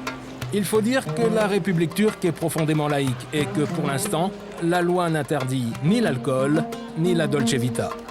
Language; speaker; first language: French; native; French